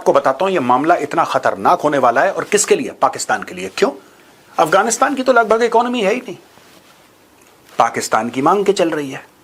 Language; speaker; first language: Hindi; native; Hindi